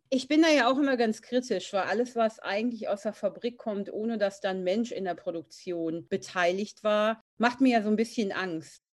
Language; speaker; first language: German; native; German